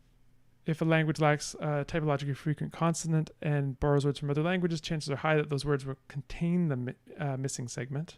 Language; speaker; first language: English; native; English